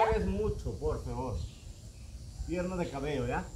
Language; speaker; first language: Spanish; non-native, learner; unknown